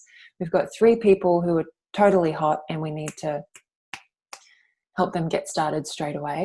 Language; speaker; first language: English; native; English